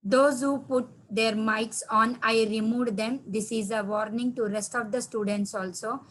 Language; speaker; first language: English; non-native, local second language; Hindi